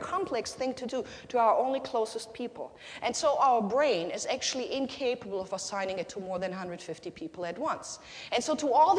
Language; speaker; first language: English; non-native, fluent; German